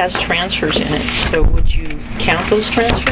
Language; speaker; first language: English; native; English